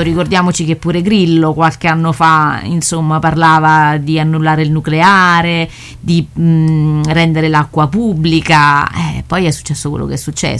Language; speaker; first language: Italian; native; Italian